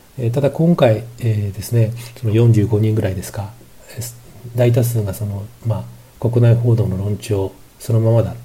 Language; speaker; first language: Japanese; native; Japanese